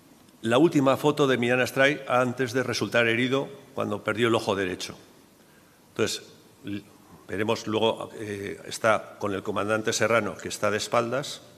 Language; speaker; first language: Spanish; native; Spanish